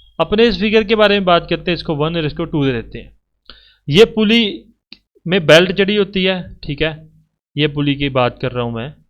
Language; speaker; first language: Hindi; native; Hindi